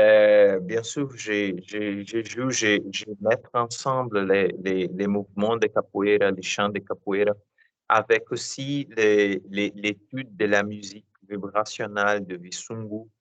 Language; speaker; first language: French; non-native, learner; Portuguese